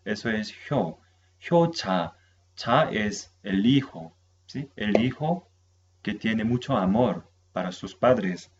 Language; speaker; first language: Spanish; non-native, fluent; Korean